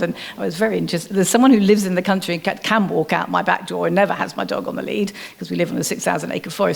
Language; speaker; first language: English; native; English